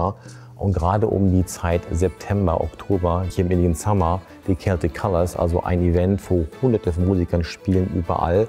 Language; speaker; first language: German; native; German